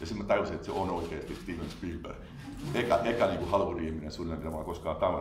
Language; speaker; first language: Finnish; native; Finnish